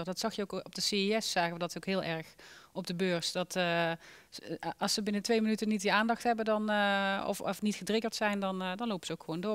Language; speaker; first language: Dutch; native; Dutch